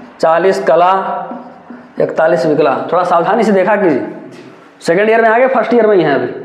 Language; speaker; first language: Hindi; native; Hindi